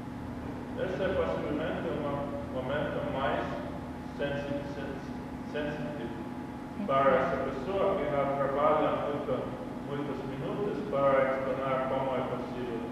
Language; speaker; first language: Portuguese; non-native, learner; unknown